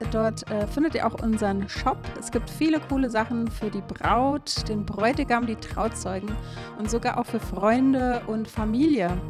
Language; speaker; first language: German; native; German